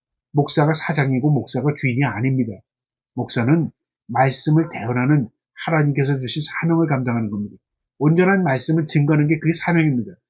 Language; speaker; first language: Korean; native; Korean